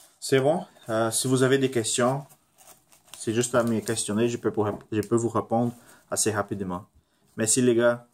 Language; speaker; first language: French; non-native, fluent; Portuguese